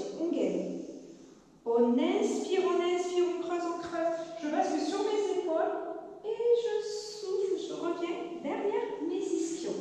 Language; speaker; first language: French; native; French